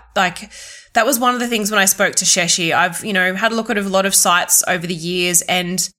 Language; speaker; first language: English; native; English